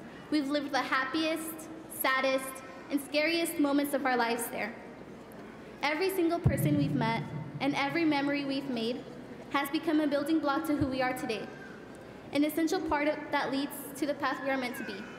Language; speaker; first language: English; early bilingual, other home language; Spanish